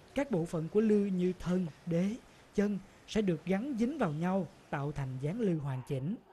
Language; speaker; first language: Vietnamese; native; Vietnamese